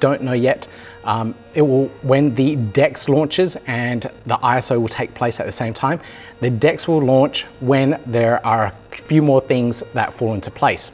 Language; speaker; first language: English; native; English